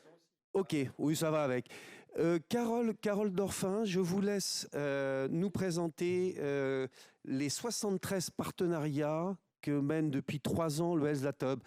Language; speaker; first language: French; native; French